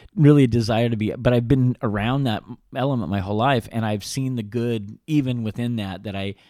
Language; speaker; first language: English; native; English